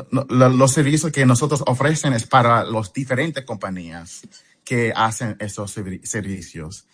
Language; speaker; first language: Spanish; early bilingual, heritage; Spanish